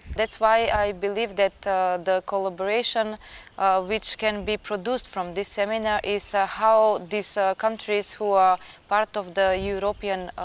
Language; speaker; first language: English; non-native, fluent; Macedonian